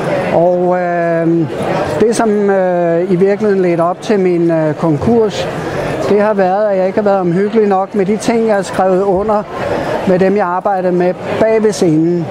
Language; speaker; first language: Danish; native; Danish